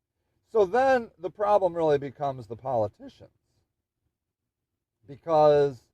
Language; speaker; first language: English; native; English